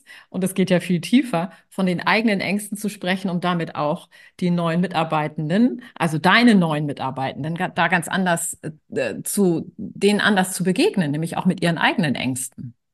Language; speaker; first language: German; native; German